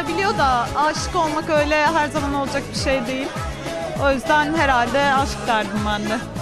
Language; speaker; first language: Turkish; native; Turkish